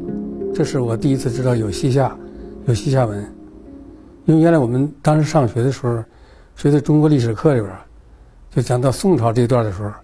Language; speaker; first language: Chinese; native; Chinese